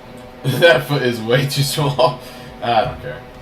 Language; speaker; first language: English; native; English